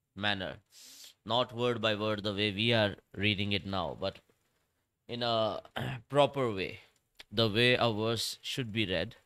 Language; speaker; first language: English; non-native, local second language; Urdu